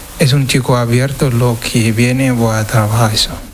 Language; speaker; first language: Spanish; non-native, learner; Wolof